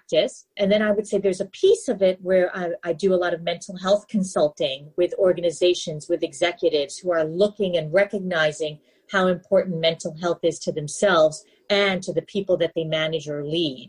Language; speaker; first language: English; native; English